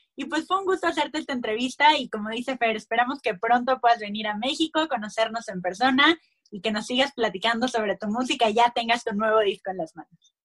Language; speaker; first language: Spanish; native; Spanish